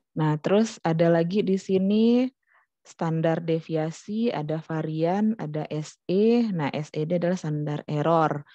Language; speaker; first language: Indonesian; non-native, local second language; Minangkabau